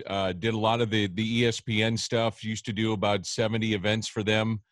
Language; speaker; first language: English; native; English